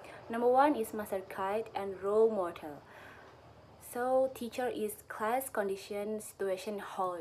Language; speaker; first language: English; non-native, learner; Indonesian